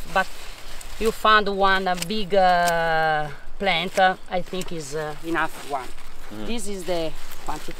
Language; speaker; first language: English; non-native, learner; Italian